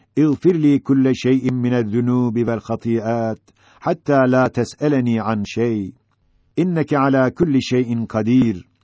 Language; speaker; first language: Arabic; non-native, fluent; Turkish